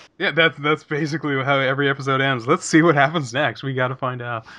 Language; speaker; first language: English; native; English